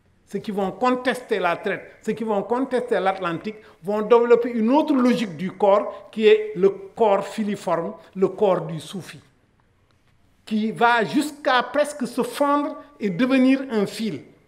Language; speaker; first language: French; non-native, local second language; Wolof